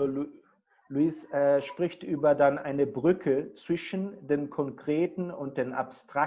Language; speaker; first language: German; non-native, fluent; Portuguese